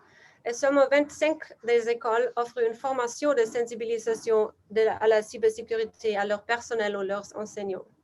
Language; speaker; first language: French; non-native, learner; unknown